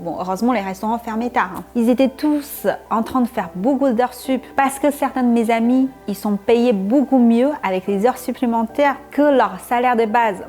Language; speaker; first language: French; non-native, fluent; Chinese